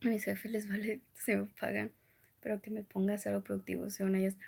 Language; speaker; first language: Spanish; early bilingual, other home language; English